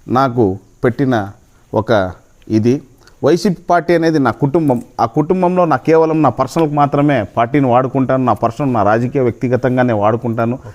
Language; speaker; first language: Telugu; non-native, local second language; Lambadi